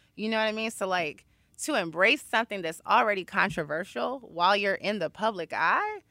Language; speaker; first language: English; native; English